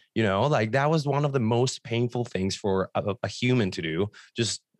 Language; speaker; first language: English; non-native, fluent; Spanish